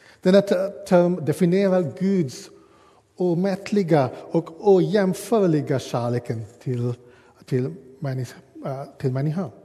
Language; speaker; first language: Swedish; non-native, learner; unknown